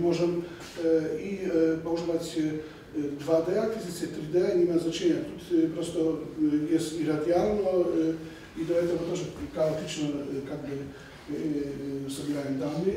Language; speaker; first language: Polish; non-native, learner; Russian